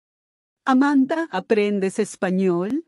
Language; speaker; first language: Spanish; non-native, learner; English